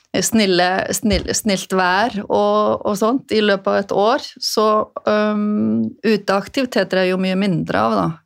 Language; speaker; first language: Norwegian; non-native, fluent; Icelandic